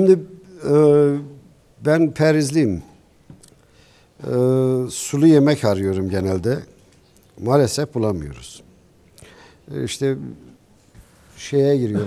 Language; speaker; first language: Turkish; native; Turkish